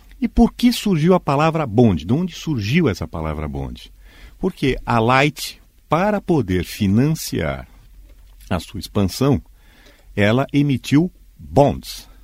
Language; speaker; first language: Portuguese; native; Portuguese